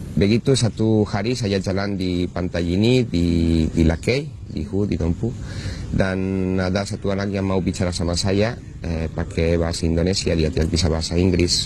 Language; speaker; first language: Indonesian; non-native, fluent; Spanish